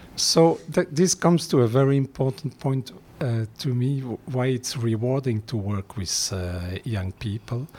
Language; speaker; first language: English; non-native, fluent; Dutch